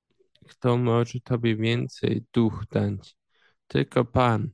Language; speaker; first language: Polish; early bilingual, heritage; Polish